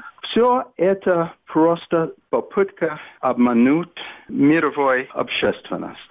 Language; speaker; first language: Russian; non-native, fluent; English